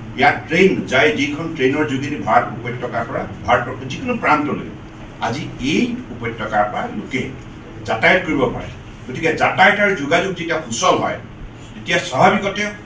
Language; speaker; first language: Assamese; native; Assamese